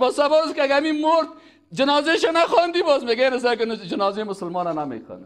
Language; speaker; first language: Persian; native; Persian